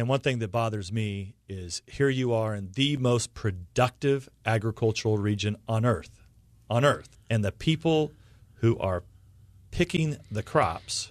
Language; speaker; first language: English; native; English